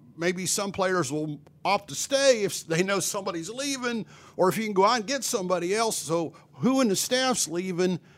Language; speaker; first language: English; native; English